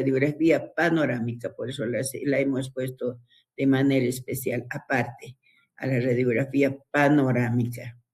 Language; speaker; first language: Spanish; native; Spanish